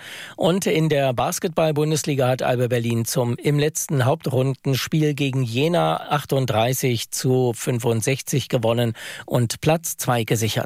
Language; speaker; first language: German; native; German